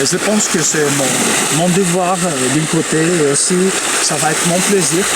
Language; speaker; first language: French; non-native, fluent; Greek